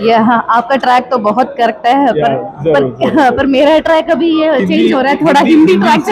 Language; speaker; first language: Hindi; non-native, local second language; Malayalam